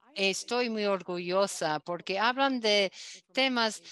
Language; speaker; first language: Spanish; non-native, fluent; Dutch